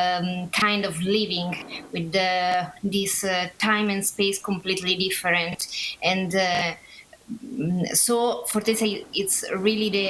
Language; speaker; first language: English; non-native, learner; Italian